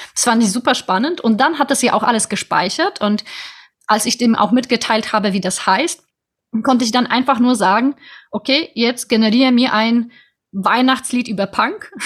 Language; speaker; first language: German; non-native, fluent; Polish